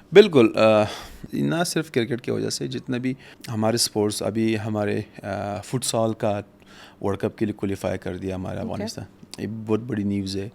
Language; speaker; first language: Urdu; non-native, fluent; Pashto